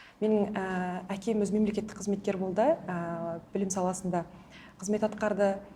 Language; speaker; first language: Kazakh; early bilingual, heritage; Kazakh